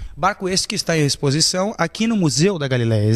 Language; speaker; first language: Portuguese; native; Portuguese